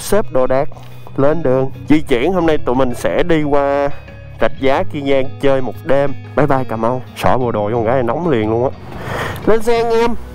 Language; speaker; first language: Vietnamese; native; Vietnamese